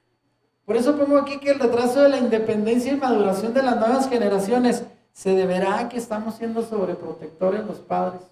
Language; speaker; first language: Spanish; native; Spanish